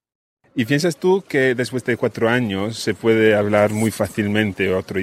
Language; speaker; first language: Spanish; non-native, fluent; English